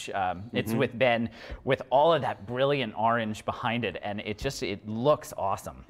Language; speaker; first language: English; native; English